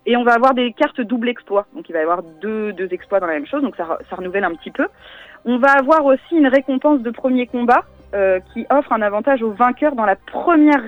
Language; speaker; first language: French; native; French